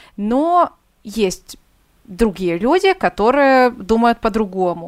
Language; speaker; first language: Russian; non-native, fluent; Hungarian